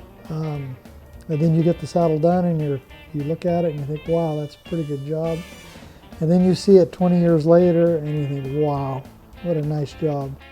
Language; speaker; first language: English; native; English